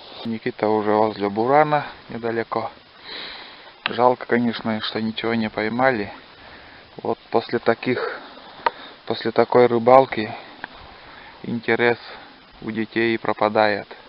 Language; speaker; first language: Russian; native; Russian